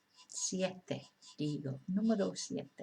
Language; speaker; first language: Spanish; non-native, fluent; English